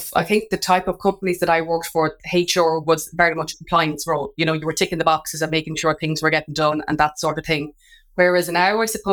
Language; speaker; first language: English; native; English